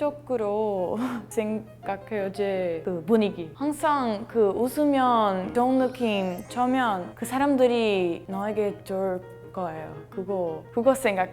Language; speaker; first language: Korean; non-native, learner; Portuguese